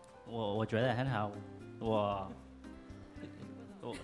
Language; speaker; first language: Chinese; non-native, learner; English